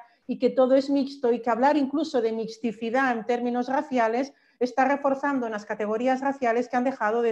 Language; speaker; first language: Spanish; native; Spanish